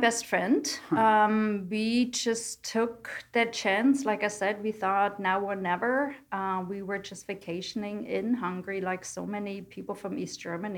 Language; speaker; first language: English; non-native, fluent; German